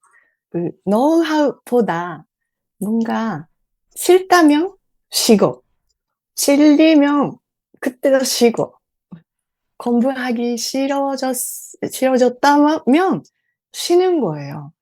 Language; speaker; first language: Korean; non-native, fluent; Japanese